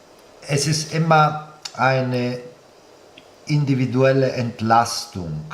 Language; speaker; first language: German; non-native, fluent; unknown